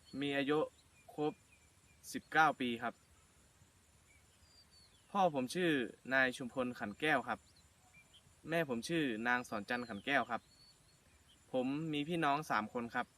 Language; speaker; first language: Thai; native; Thai